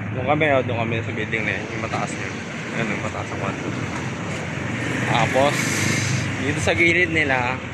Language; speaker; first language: Filipino; native; Filipino